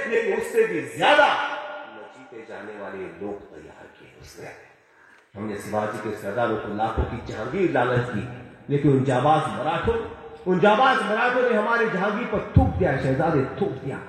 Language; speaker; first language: Hindi; non-native, local second language; Marathi